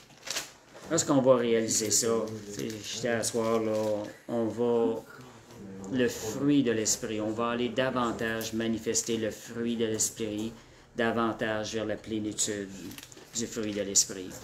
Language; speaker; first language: French; native; French